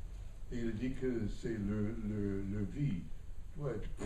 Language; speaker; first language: French; non-native, learner; English